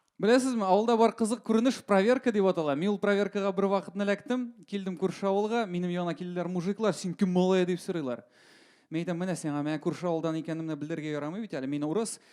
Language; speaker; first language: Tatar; non-native, local second language; Russian